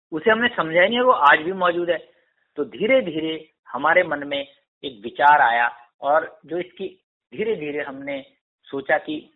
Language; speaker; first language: Hindi; native; Hindi